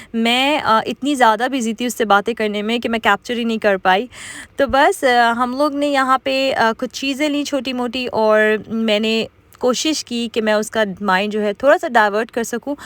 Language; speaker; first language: Urdu; native; Urdu